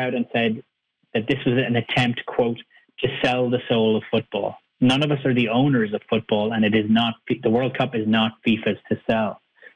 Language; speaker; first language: English; native; English